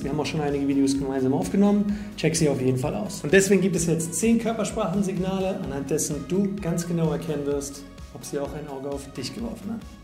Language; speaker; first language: German; native; German